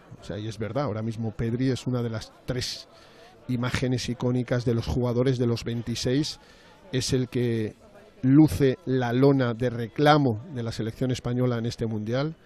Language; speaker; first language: Spanish; native; Spanish